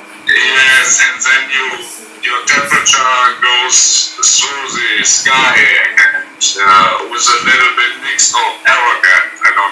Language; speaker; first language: English; non-native, fluent; German